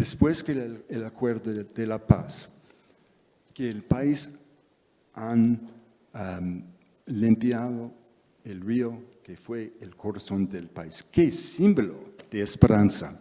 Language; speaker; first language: Spanish; non-native, fluent; English